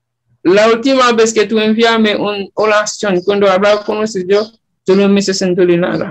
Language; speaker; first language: Spanish; non-native, learner; Haitian Creole